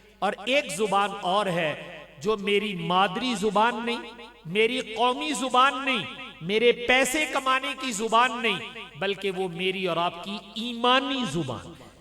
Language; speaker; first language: Urdu; non-native, local second language; Punjabi